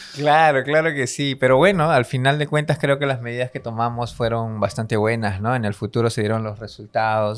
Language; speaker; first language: Spanish; native; Spanish